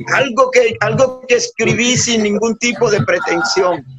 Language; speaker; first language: Spanish; native; Spanish